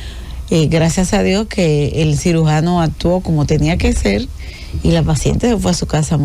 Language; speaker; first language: Spanish; native; Spanish